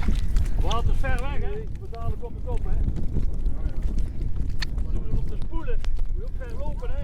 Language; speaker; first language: Dutch; native; Dutch